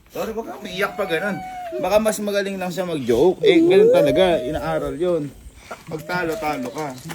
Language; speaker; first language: Filipino; native; Filipino